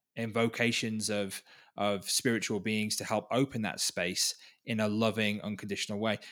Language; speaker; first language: English; native; English